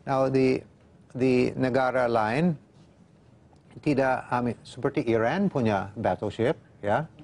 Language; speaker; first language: Indonesian; non-native, fluent; English